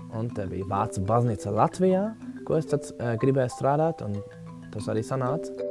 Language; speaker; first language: Latvian; non-native, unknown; German